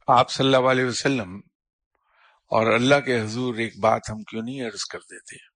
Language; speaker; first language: Urdu; native; Urdu